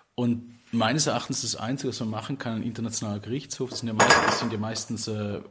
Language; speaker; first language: German; native; German